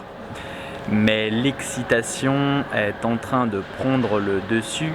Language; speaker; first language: French; native; French